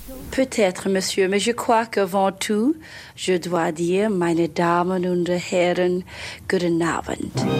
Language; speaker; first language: French; non-native, fluent; English